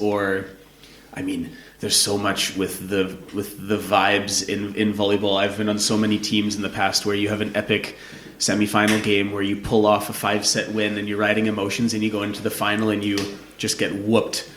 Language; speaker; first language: English; native; English